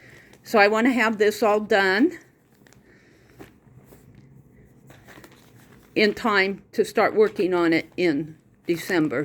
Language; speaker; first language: English; native; English